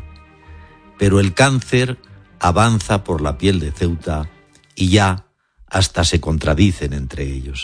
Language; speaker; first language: Spanish; native; Spanish